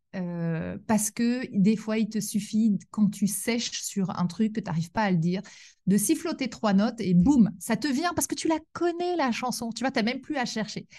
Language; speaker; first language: French; native; French